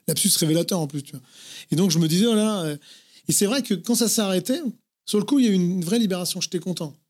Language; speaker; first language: French; native; French